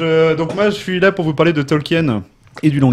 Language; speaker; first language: French; native; French